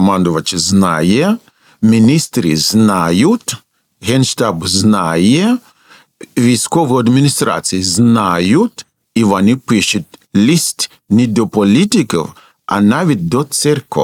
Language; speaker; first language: Ukrainian; non-native, fluent; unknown